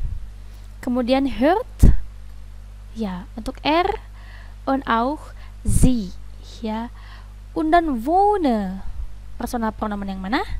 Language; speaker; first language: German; non-native, fluent; Indonesian